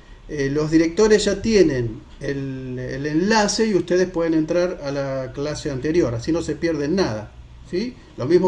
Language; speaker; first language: Spanish; native; Spanish